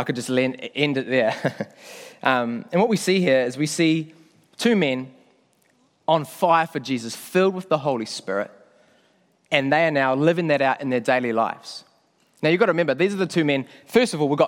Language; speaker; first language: English; native; English